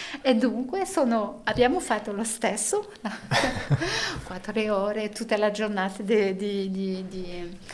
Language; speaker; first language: Italian; non-native, learner; French